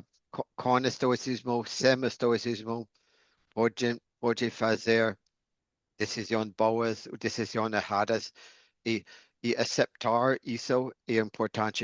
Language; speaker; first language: Portuguese; non-native, fluent; English